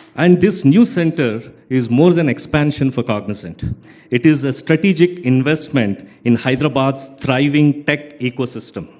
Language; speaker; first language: English; non-native, local second language; Telugu